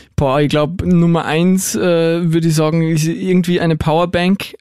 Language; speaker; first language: German; native; German